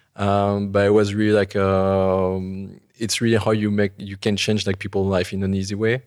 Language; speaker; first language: English; non-native, fluent; French